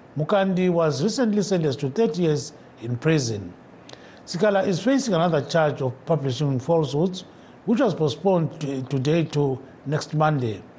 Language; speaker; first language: English; non-native, local second language; North Ndebele